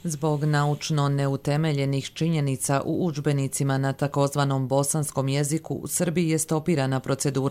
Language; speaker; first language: Serbian; native; Serbian